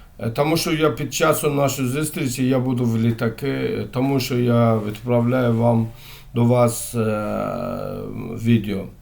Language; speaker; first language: Ukrainian; non-native, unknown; Azerbaijani